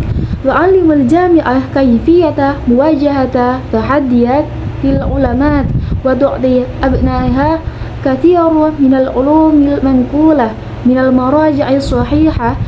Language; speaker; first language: Arabic; non-native, learner; Indonesian